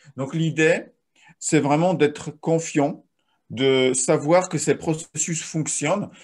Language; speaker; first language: French; non-native, fluent; Polish